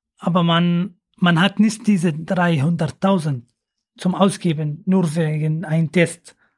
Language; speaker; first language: German; non-native, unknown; Arabic